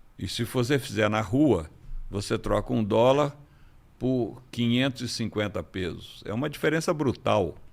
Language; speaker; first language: Portuguese; native; Portuguese